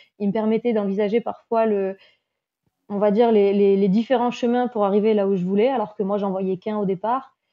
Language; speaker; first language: French; native; French